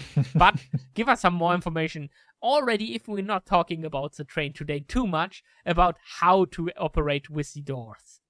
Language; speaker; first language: English; non-native, fluent; German